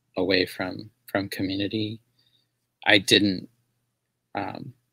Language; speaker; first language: English; native; English